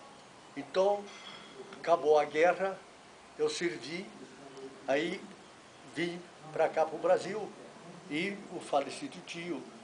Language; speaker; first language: Portuguese; non-native, fluent; Italian